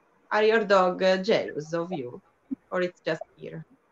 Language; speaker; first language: English; non-native, fluent; Italian